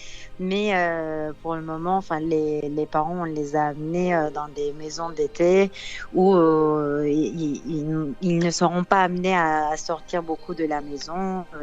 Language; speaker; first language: French; non-native, fluent; Turkish